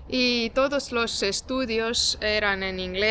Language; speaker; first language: Spanish; non-native, fluent; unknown